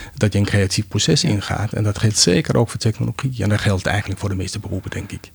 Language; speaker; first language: Dutch; non-native, fluent; Danish